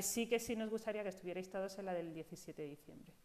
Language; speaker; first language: Spanish; native; Spanish